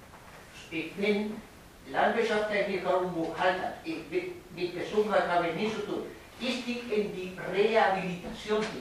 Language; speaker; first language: German; non-native, fluent; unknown